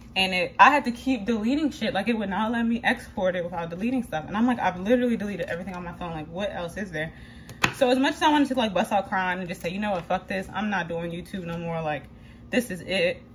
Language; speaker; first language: English; native; English